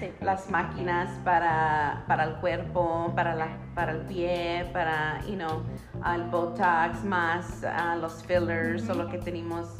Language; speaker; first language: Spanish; early bilingual, heritage; Spanish